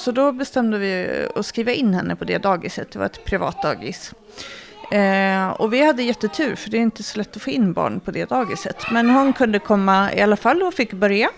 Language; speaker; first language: Swedish; native; Swedish